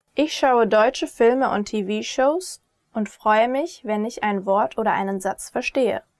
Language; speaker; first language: German; native; German